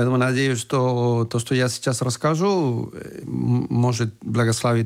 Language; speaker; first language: Russian; non-native, fluent; Spanish